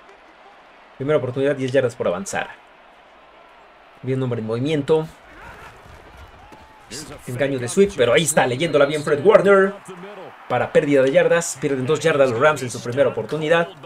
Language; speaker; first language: Spanish; native; Spanish